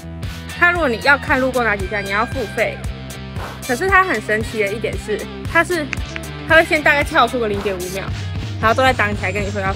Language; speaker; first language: Chinese; native; Chinese